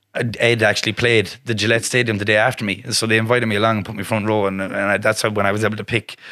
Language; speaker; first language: English; native; English